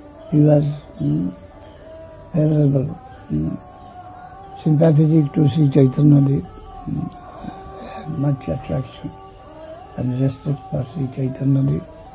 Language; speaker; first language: English; non-native, local second language; Bangla